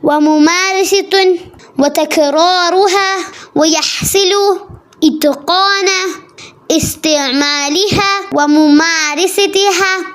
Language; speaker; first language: Arabic; non-native, learner; Malayalam